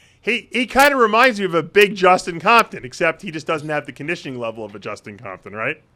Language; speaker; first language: English; native; English